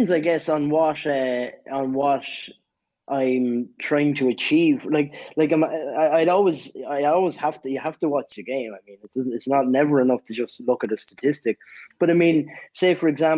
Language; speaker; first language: English; native; English